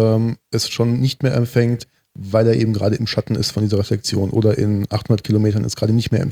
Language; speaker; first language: German; native; German